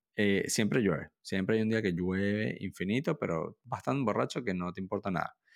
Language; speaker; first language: Spanish; native; Spanish